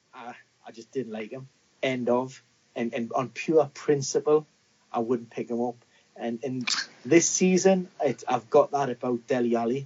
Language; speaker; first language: English; native; English